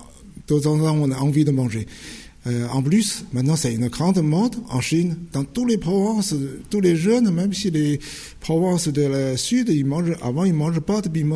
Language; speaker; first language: French; non-native, fluent; Chinese